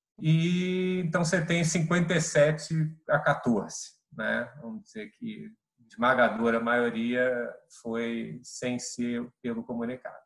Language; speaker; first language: Portuguese; native; Portuguese